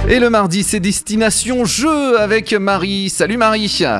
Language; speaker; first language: French; native; French